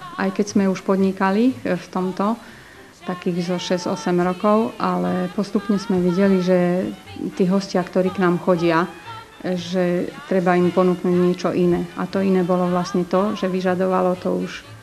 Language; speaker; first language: Slovak; native; Slovak